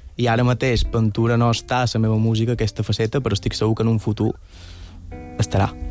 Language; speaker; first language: Catalan; early bilingual, other home language; Bulgarian